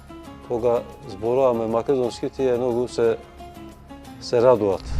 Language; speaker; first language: Macedonian; early bilingual, heritage; Turkish